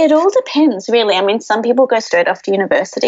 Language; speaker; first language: English; native; English